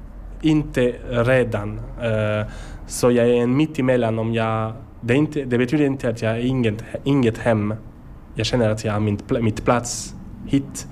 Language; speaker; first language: Swedish; non-native, learner; French